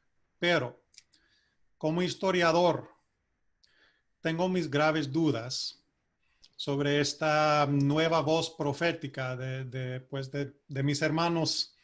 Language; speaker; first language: Spanish; non-native, fluent; English